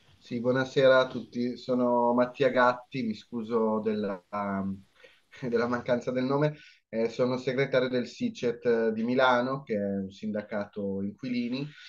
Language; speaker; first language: Italian; native; Italian